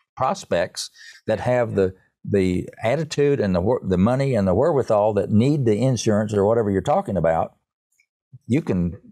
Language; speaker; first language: English; native; English